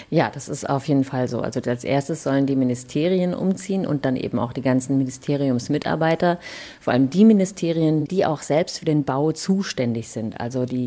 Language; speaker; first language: German; native; German